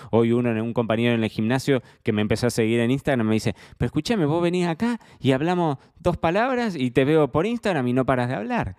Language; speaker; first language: Spanish; native; Spanish